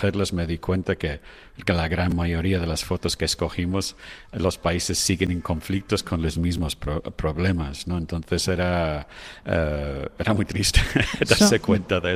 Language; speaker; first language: Spanish; non-native, fluent; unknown